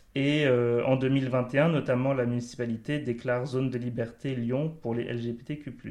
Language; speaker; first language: French; native; French